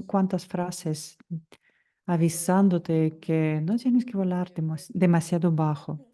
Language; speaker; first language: Spanish; non-native, fluent; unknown